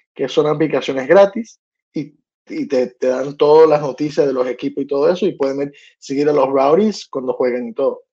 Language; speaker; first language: Spanish; early bilingual, heritage; Spanish